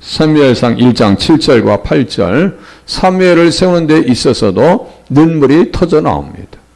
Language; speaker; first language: Korean; native; Korean